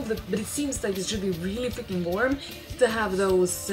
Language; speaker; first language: English; non-native, fluent; Swedish